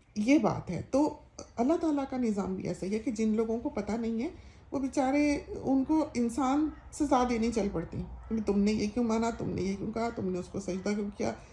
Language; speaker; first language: Urdu; native; Urdu